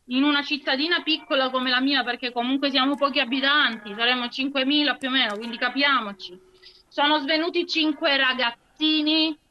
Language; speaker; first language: Italian; native; Italian